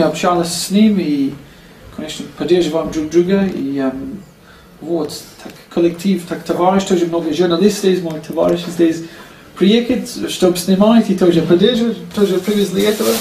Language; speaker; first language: Russian; non-native, learner; English